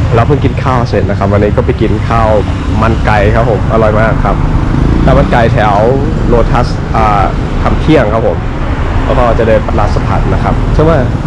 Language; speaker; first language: Thai; native; Thai